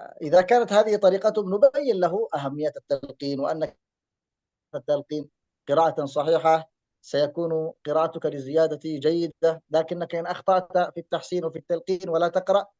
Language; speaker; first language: Arabic; native; Arabic